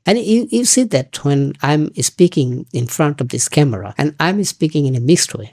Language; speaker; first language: English; non-native, local second language; Bangla